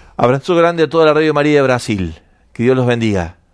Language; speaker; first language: Spanish; native; Spanish